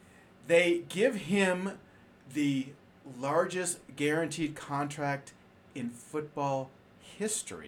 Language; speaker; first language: English; native; English